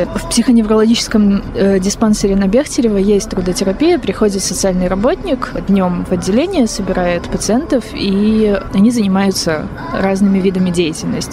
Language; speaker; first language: Russian; native; Russian